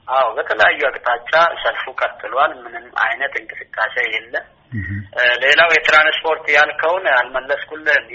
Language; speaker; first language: Amharic; non-native, local second language; Oromo